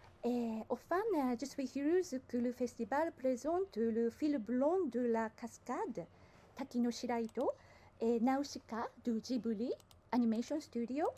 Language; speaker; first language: French; non-native, learner; Japanese